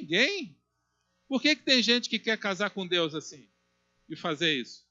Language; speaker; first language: Portuguese; native; Portuguese